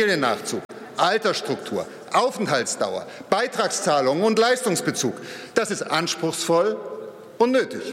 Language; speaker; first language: German; native; German